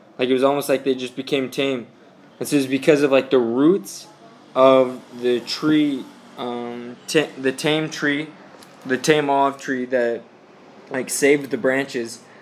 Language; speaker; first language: English; native; English